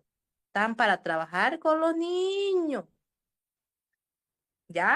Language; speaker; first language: Spanish; native; Spanish